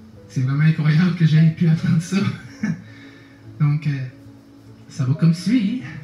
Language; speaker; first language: French; native; French